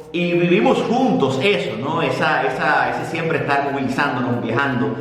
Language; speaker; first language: Spanish; native; Spanish